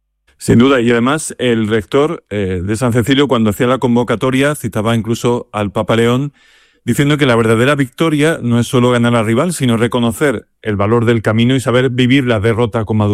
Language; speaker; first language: Spanish; native; Spanish